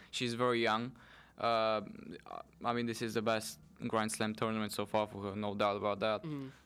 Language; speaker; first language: English; non-native, fluent; Bulgarian